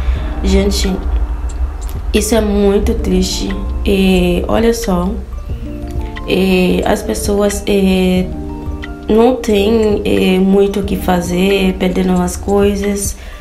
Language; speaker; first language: Portuguese; non-native, fluent; Haitian Creole